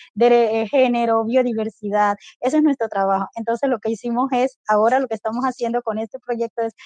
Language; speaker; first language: Spanish; non-native, local second language; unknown